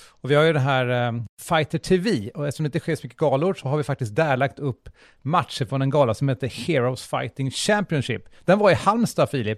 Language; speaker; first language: Swedish; native; Swedish